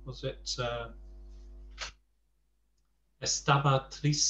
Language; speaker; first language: Spanish; non-native, fluent; English